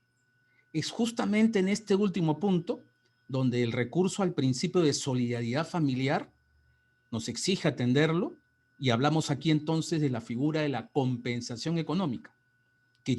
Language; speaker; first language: Spanish; native; Spanish